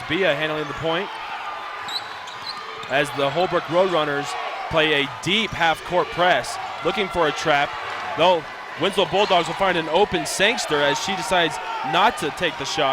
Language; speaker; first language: English; native; English